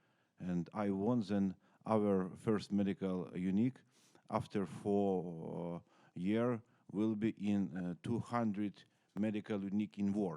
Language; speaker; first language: English; non-native, learner; Ukrainian